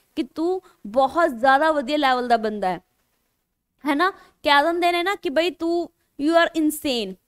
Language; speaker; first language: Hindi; non-native, local second language; Punjabi